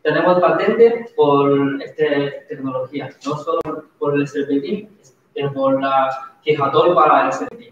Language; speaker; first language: Spanish; non-native, learner; Chinese